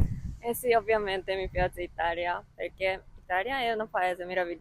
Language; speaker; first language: Italian; non-native, learner; Japanese